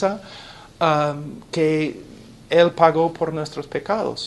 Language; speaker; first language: Spanish; non-native, fluent; English